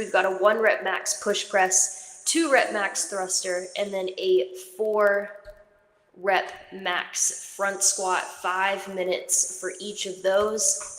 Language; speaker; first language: English; native; English